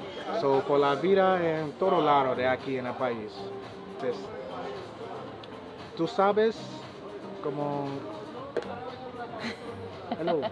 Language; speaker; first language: Spanish; non-native, learner; English